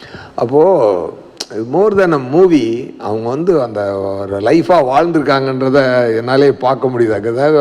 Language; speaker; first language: Tamil; native; Tamil